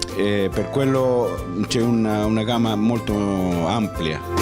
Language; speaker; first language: Italian; non-native, fluent; Spanish